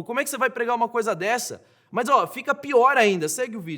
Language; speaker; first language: Portuguese; native; Portuguese